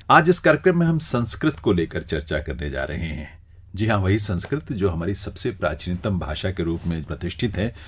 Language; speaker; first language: Hindi; native; Hindi